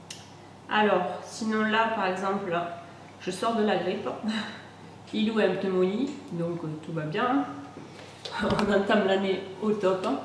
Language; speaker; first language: French; native; French